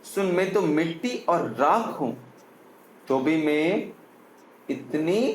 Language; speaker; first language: Hindi; non-native, local second language; Tamil